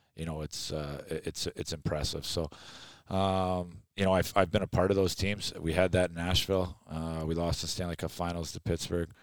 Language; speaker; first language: English; native; English